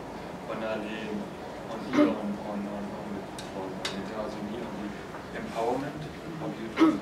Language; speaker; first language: French; non-native, fluent; German